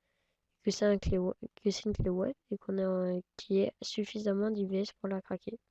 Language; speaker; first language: French; native; French